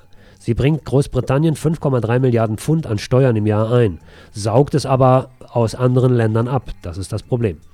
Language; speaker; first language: German; native; German